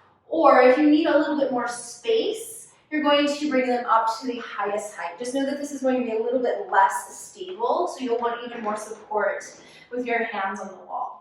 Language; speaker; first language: English; native; English